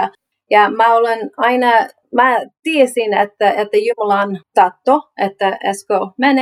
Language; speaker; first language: Finnish; non-native, learner; English